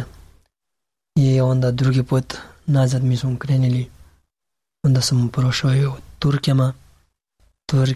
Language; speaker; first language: Serbian; non-native, learner; Pashto